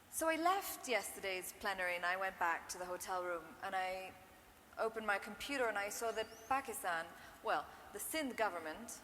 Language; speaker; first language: English; non-native, local second language; Urdu